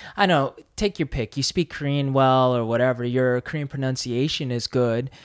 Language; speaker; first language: English; native; English